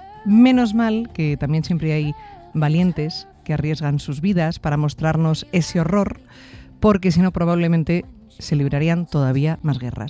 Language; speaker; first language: Spanish; native; Spanish